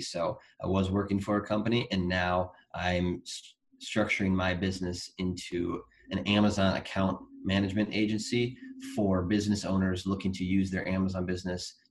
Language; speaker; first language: English; native; English